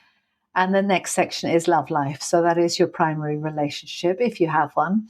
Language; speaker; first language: English; native; English